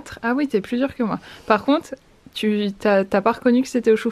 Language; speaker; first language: French; native; French